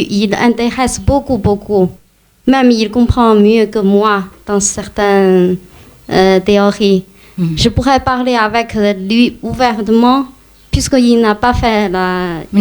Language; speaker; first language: French; non-native, learner; Chinese